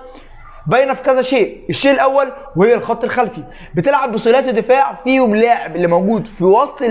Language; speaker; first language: Arabic; native; Arabic